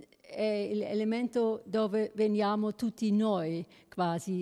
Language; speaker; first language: Italian; non-native, learner; German